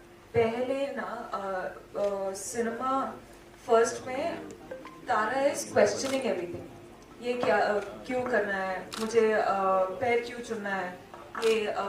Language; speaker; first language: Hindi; non-native, local second language; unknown